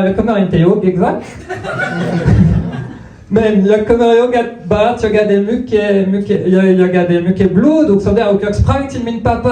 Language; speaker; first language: Swedish; non-native, fluent; French